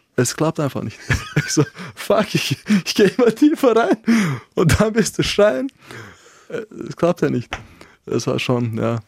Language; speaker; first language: German; non-native, fluent; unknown